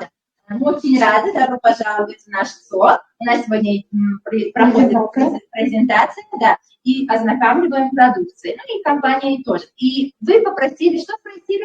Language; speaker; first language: Russian; non-native, local second language; Uzbek